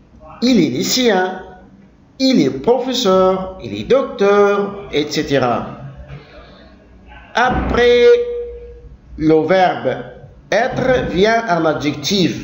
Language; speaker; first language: French; non-native, local second language; Arabic